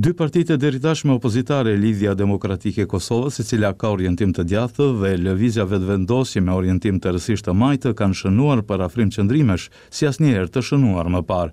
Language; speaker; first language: Albanian; native; Albanian